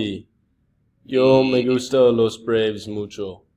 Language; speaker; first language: Spanish; non-native, learner; English